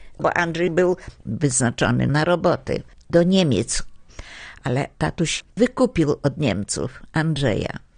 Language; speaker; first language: Polish; native; Polish